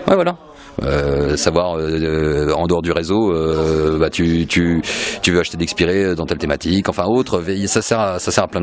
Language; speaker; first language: French; native; French